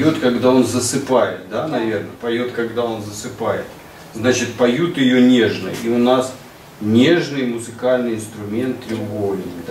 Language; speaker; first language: Russian; native; Russian